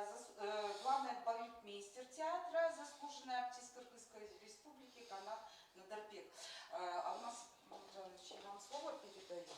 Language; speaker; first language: Russian; native; Russian